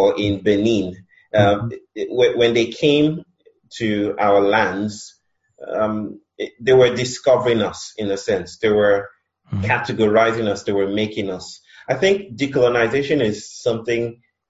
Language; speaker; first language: English; non-native, local second language; Yoruba